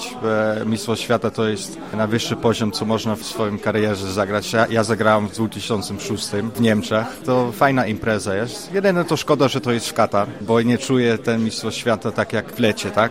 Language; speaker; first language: Polish; early bilingual, heritage; Polish